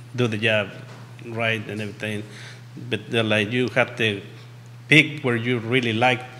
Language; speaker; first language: English; non-native, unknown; Spanish